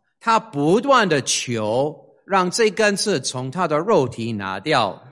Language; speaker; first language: Chinese; non-native, fluent; English